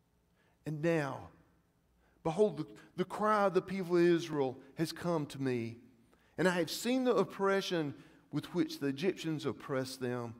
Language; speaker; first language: English; native; English